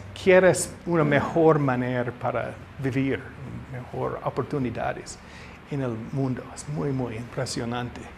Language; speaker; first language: Spanish; non-native, learner; English